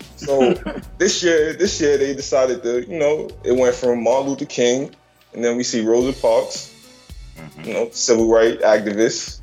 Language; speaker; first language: English; native; English